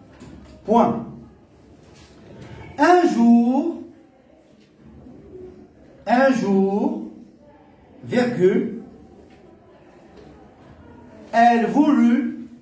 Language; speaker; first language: French; non-native, local second language; Arabic